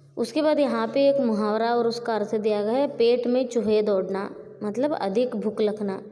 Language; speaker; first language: Hindi; non-native, local second language; Marathi